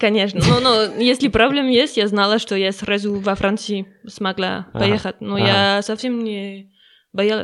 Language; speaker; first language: Russian; non-native, learner; French